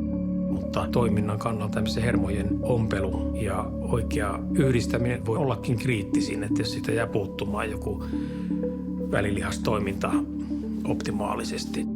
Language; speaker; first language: Finnish; native; Finnish